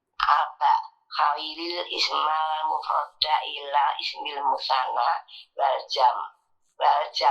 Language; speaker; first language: Arabic; non-native, learner; Indonesian